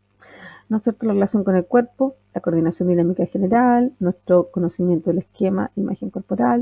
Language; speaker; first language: Spanish; native; Spanish